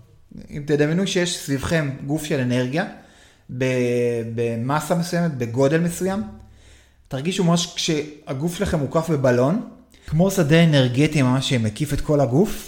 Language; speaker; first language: Hebrew; native; Hebrew